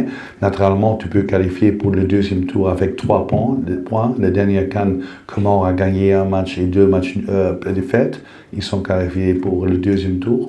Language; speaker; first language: French; non-native, fluent; Dutch